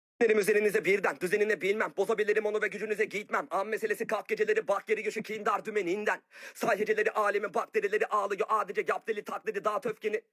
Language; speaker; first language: Turkish; native; Turkish